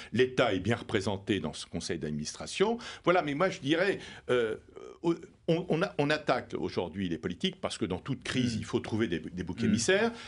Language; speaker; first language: French; native; French